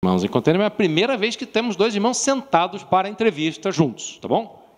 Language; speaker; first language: Portuguese; native; Portuguese